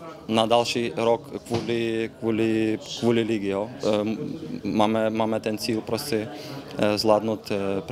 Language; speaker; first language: Czech; non-native, fluent; Ukrainian